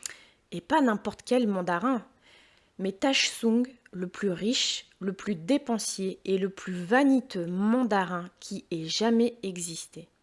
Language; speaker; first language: French; native; French